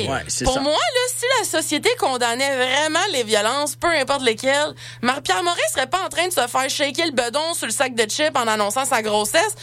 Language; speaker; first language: French; native; French